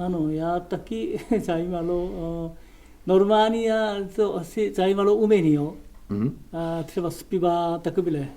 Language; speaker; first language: Czech; non-native, learner; Korean